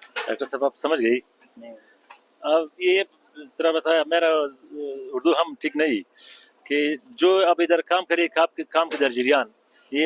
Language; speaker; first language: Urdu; non-native, learner; Pashto